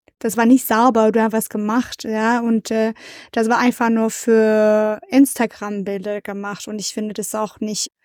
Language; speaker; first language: German; non-native, learner; French